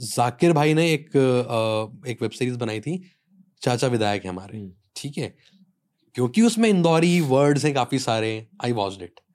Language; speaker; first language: Hindi; native; Hindi